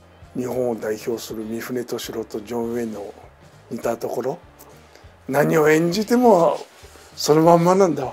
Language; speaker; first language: Japanese; native; Japanese